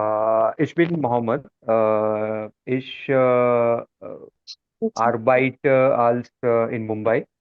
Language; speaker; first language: German; non-native, learner; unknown